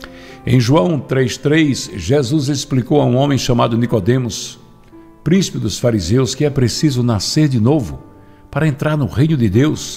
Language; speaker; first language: Portuguese; native; Portuguese